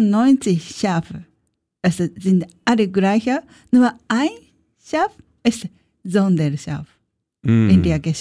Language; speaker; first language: German; non-native, learner; Japanese